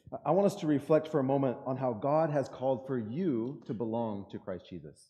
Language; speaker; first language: English; native; English